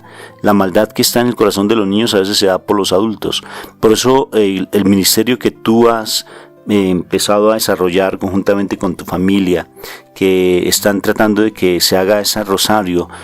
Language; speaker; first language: Spanish; native; Spanish